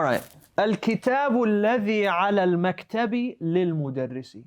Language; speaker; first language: Arabic; non-native, fluent; English